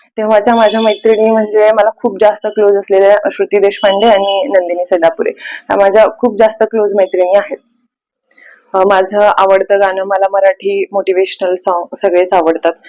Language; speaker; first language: Marathi; native; Marathi